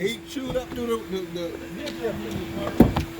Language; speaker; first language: English; native; English